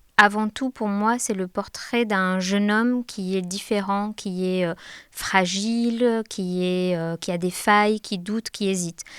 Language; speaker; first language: French; non-native, local second language; Arabic